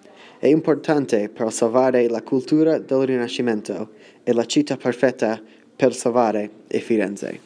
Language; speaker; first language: Italian; non-native, learner; English